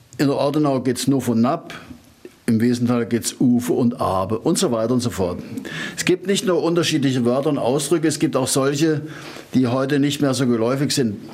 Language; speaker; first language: German; native; German